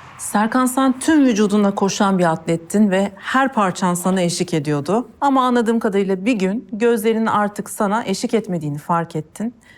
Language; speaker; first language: Turkish; native; Turkish